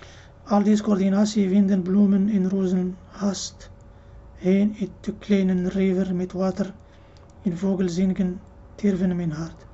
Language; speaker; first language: Dutch; non-native, learner; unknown